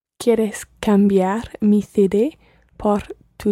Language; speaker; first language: Spanish; non-native, learner; English